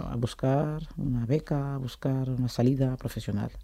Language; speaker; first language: Spanish; non-native, fluent; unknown